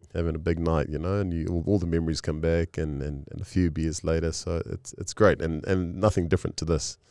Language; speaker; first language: English; early bilingual, other home language; Tongan